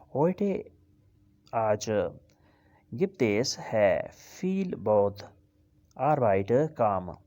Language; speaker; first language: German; non-native, fluent; Urdu